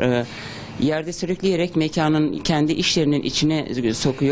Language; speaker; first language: Turkish; native; Turkish